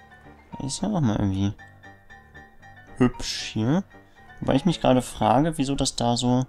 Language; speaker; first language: German; native; German